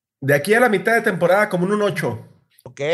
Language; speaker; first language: Spanish; native; Spanish